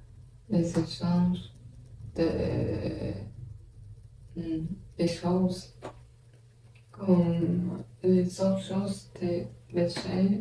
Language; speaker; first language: French; non-native, learner; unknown